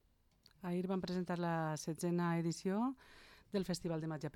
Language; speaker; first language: Catalan; native; Catalan